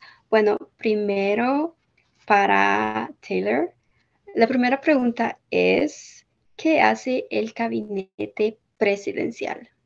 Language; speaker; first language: Spanish; early bilingual, heritage; Spanish